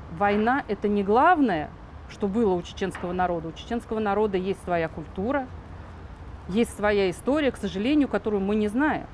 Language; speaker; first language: Russian; native; Russian